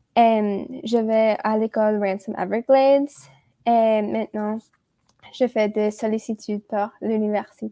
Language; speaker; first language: French; non-native, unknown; English